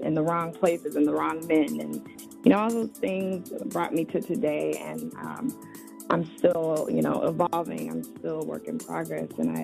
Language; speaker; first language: English; native; English